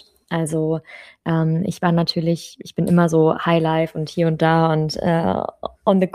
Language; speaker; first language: German; native; German